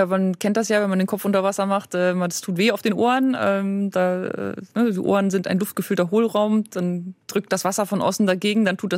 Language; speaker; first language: German; native; German